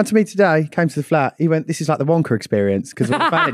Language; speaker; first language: English; native; English